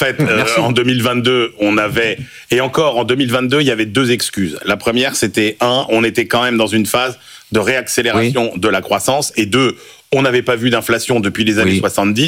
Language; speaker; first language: French; native; French